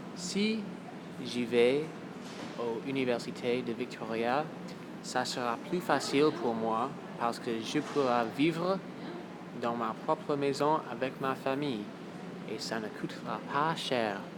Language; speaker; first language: French; non-native, local second language; English